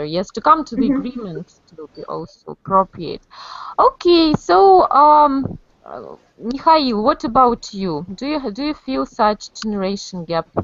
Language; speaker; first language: English; non-native, fluent; Russian